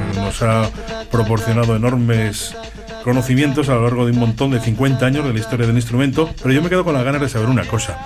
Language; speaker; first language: Spanish; native; Spanish